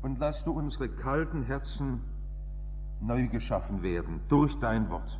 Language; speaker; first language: German; native; German